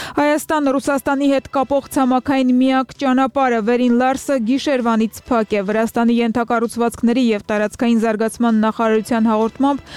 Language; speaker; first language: Armenian; native; Armenian